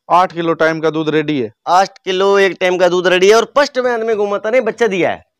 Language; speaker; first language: Hindi; native; Hindi